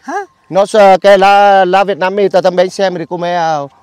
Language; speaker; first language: Portuguese; non-native, learner; Vietnamese